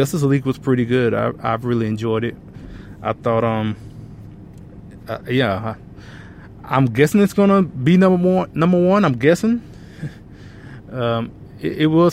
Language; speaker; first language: English; native; English